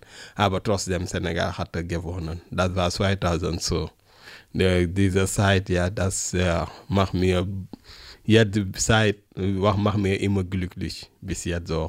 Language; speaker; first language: German; non-native, learner; French